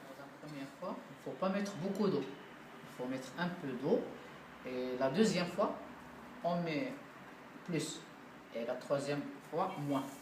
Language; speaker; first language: French; non-native, local second language; Arabic